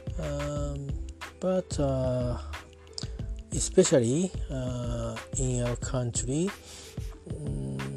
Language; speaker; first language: English; non-native, learner; Japanese